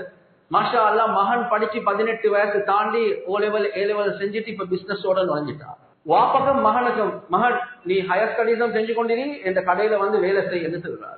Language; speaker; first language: Tamil; native; Tamil